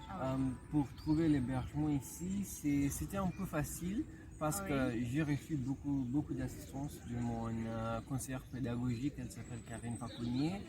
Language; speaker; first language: French; non-native, fluent; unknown